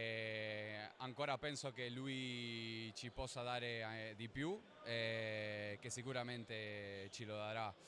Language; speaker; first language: Italian; non-native, learner; Spanish